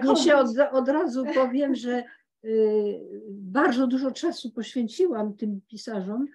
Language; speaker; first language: Polish; early bilingual, heritage; Polish